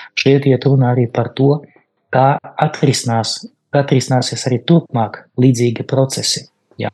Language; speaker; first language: Latvian; non-native, local second language; Russian